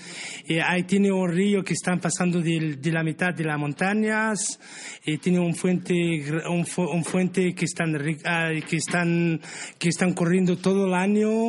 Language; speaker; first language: Spanish; non-native, learner; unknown